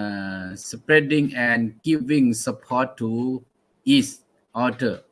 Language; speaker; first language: English; non-native, learner; Thai